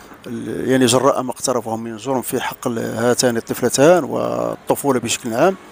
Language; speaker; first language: Arabic; native; Arabic